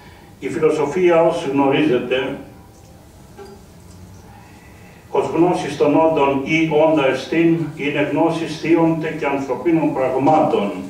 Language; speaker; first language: Greek; native; Greek